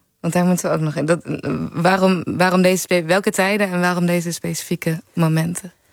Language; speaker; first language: Dutch; native; Dutch